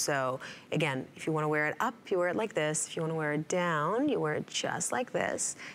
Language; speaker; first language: English; non-native, fluent; Hebrew